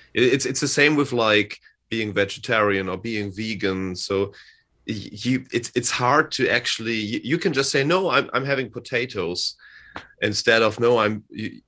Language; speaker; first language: English; non-native, fluent; German